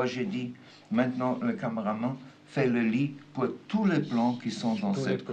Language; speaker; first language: French; non-native, fluent; German